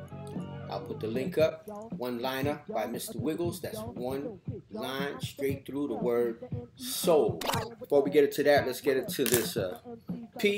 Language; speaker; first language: English; native; English